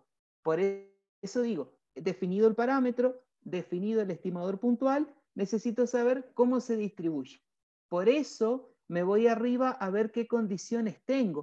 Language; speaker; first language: Spanish; native; Spanish